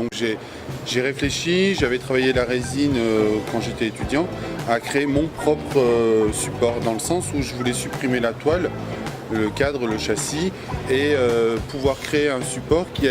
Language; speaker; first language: French; native; French